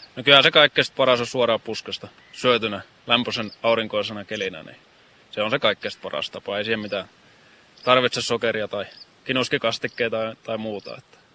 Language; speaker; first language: Finnish; native; Finnish